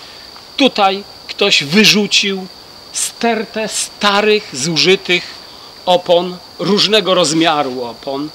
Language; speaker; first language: Polish; native; Polish